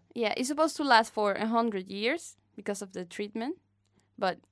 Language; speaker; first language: English; non-native, fluent; Spanish